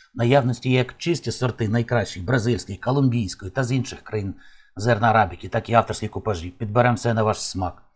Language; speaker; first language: Ukrainian; native; Ukrainian